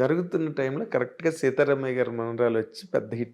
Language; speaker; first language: Telugu; native; Telugu